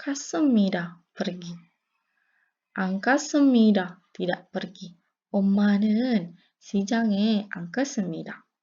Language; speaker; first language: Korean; non-native, learner; Indonesian